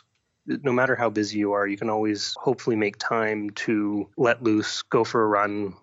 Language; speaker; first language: English; native; English